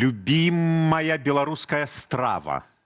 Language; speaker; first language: Belarusian; native; Belarusian